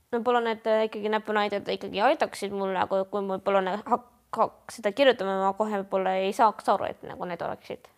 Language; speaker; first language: Estonian; non-native, local second language; Russian